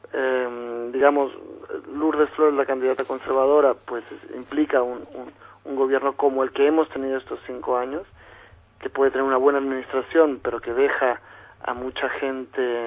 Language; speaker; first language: Spanish; native; Spanish